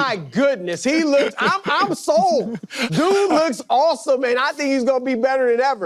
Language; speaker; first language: English; native; English